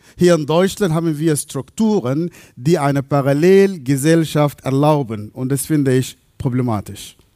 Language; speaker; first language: German; non-native, fluent; Arabic